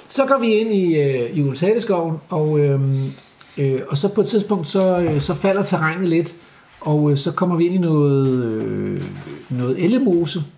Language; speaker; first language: Danish; native; Danish